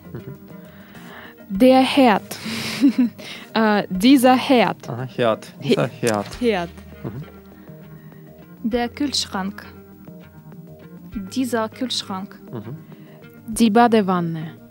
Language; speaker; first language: German; non-native, learner; Russian